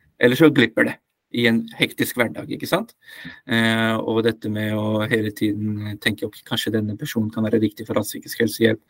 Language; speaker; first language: Norwegian; early bilingual, other home language; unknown